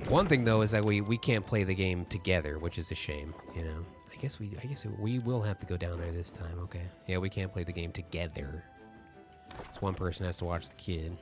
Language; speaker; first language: English; native; English